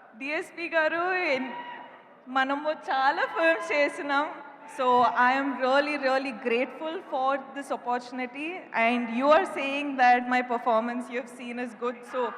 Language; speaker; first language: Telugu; non-native, local second language; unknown